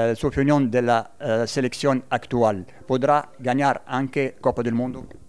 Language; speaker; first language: Spanish; non-native, learner; Arabic